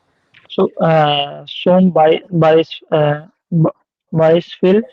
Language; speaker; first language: German; non-native, learner; Hindi